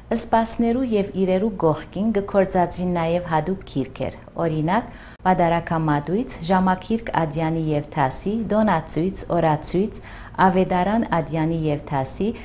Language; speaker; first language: Armenian; early bilingual, heritage; Armenian